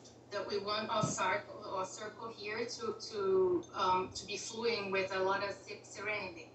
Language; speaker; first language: English; non-native, fluent; Portuguese